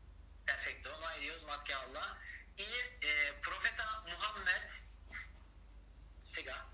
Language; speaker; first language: Spanish; non-native, learner; Turkish